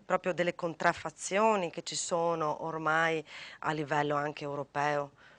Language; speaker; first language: Italian; native; Italian